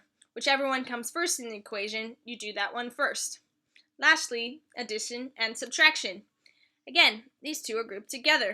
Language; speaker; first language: English; native; English